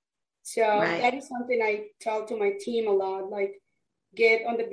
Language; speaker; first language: English; non-native, fluent; Spanish